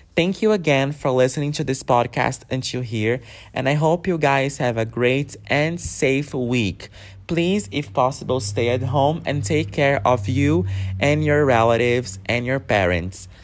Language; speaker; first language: English; non-native, fluent; Portuguese